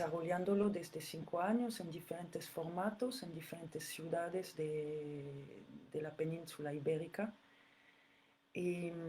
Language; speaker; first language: Spanish; non-native, fluent; French